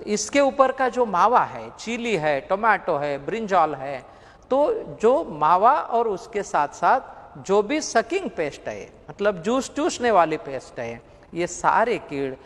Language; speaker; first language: Hindi; non-native, local second language; Marathi